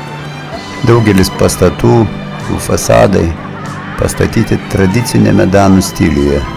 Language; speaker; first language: Lithuanian; native; Lithuanian